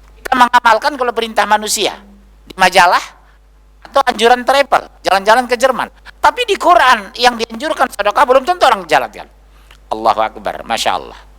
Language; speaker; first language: Indonesian; native; Indonesian